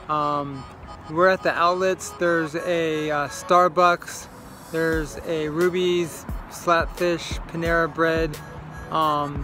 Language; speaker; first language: English; non-native, fluent; Ukrainian